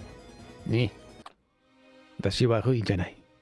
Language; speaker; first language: Japanese; non-native, learner; French